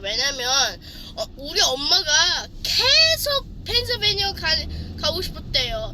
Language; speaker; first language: Korean; early bilingual, heritage; Korean